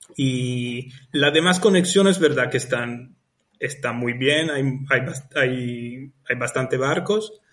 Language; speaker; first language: Spanish; non-native, fluent; Italian